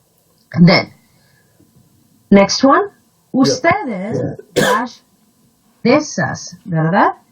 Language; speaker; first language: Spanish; non-native, fluent; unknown